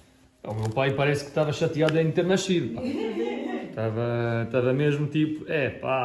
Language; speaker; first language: Portuguese; early bilingual, heritage; Portuguese